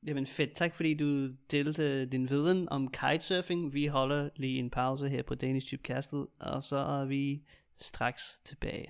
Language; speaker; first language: Danish; native; Danish